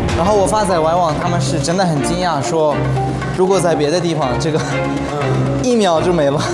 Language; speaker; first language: Chinese; non-native, fluent; Arabic